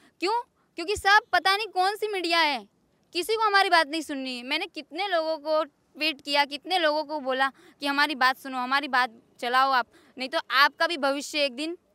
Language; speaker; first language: Hindi; non-native, local second language; Gujarati